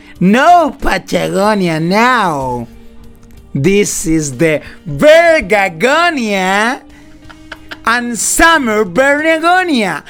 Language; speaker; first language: English; non-native, learner; Spanish